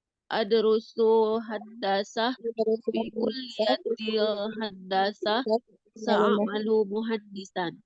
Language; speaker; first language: Arabic; non-native, learner; Indonesian